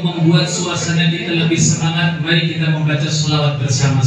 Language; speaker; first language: Indonesian; native; Indonesian